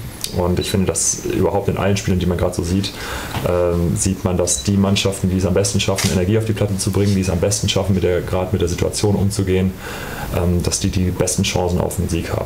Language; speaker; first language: German; native; German